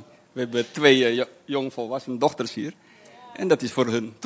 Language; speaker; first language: Dutch; non-native, fluent; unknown